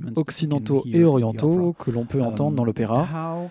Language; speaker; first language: French; non-native, fluent; Arabic